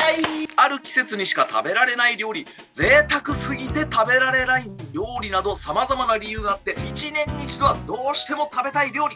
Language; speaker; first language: Japanese; native; Japanese